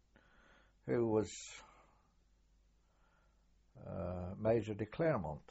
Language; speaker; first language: English; native; English